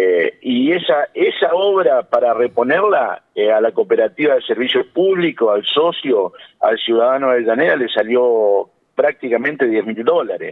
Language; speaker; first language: Spanish; native; Spanish